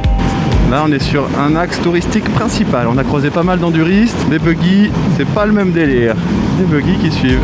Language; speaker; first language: French; native; French